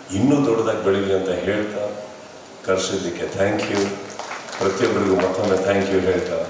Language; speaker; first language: Kannada; native; Kannada